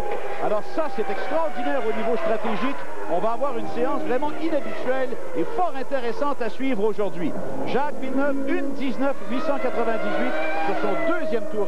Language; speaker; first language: French; native; French